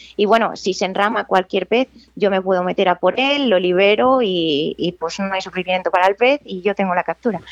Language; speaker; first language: Spanish; native; Spanish